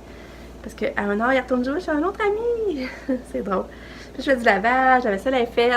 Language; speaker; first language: French; native; French